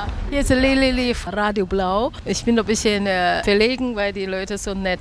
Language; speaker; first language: German; non-native, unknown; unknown